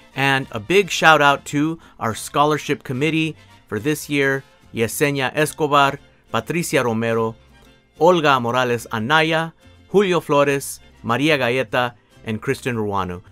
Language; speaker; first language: English; early bilingual, other home language; Spanish